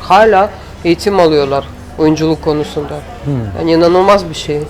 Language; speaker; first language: Turkish; non-native, learner; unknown